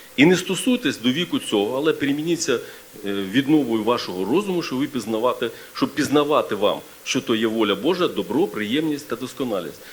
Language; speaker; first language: Ukrainian; non-native, local second language; Russian